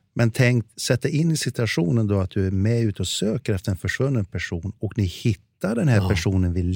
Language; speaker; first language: Swedish; native; Swedish